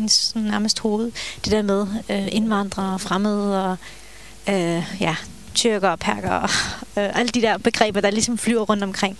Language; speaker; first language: Danish; early bilingual, other home language; Turkish